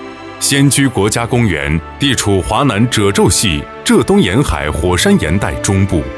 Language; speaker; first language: Chinese; native; Chinese